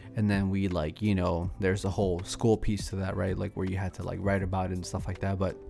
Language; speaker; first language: English; early bilingual, other home language; Spanish